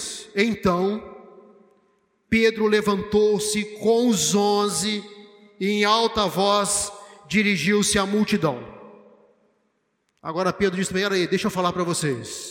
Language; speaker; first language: Portuguese; native; Portuguese